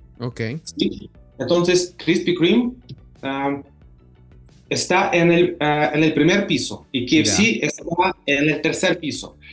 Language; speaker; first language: Spanish; non-native, learner; Russian